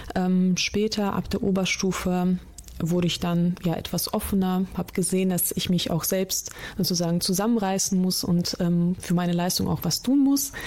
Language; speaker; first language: German; early bilingual, other home language; Russian